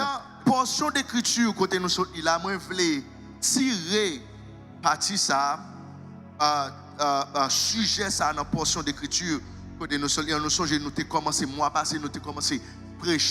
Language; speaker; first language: French; non-native, local second language; Haitian Creole